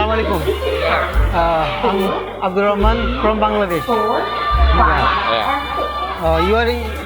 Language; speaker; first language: English; non-native, learner; Bangla